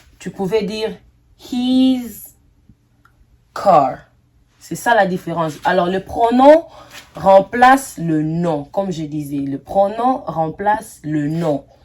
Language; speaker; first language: French; non-native, local second language; Lingala